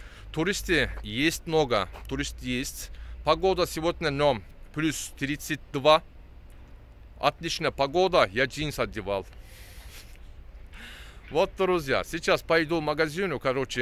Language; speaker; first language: Russian; non-native, learner; Turkish